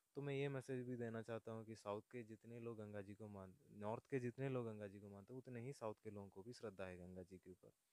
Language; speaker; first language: Hindi; non-native, local second language; Malayalam